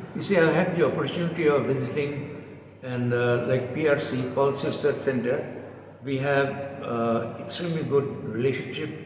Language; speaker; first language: English; non-native, local second language; Bangla